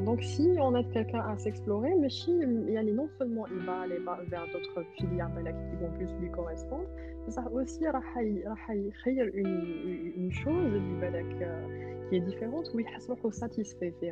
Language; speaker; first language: French; non-native, local second language; Arabic